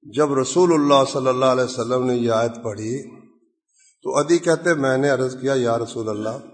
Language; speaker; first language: Urdu; non-native, local second language; Punjabi